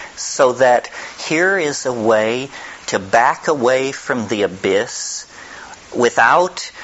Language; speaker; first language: English; native; English